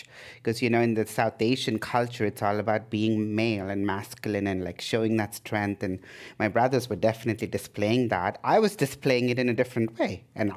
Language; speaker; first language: English; non-native, local second language; Tamil